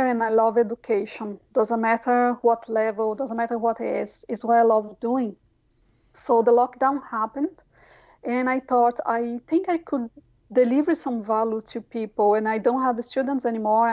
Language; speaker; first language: English; non-native, fluent; Portuguese